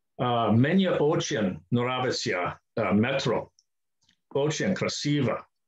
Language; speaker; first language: Russian; non-native, learner; English